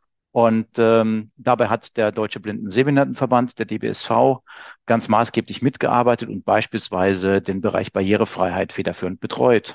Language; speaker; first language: German; native; German